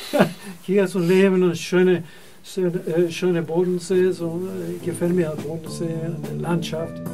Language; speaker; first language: German; non-native, fluent; Spanish